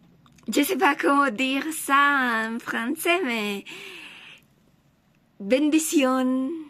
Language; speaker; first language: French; non-native, learner; Spanish